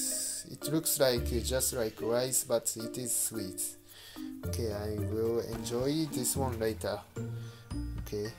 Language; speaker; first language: English; non-native, fluent; Japanese